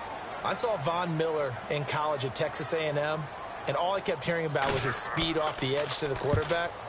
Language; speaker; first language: English; native; English